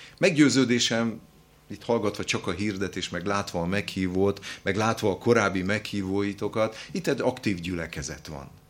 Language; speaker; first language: Hungarian; native; Hungarian